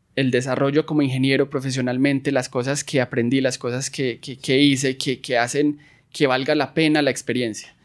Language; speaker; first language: Spanish; native; Spanish